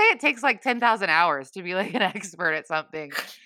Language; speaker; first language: English; native; English